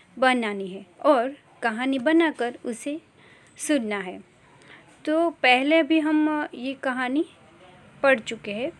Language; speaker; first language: Hindi; non-native, local second language; Gujarati